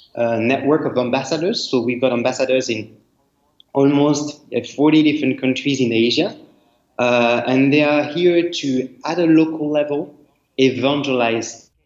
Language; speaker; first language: English; non-native, fluent; French